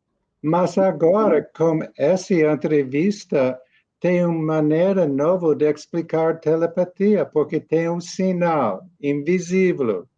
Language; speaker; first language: Portuguese; non-native, learner; English